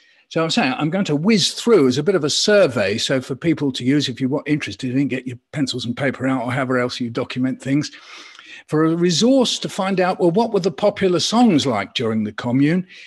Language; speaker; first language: English; native; English